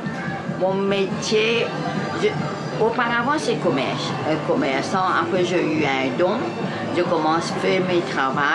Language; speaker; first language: French; non-native, local second language; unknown